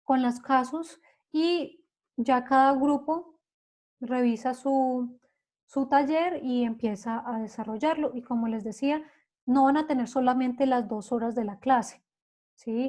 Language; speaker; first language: Spanish; native; Spanish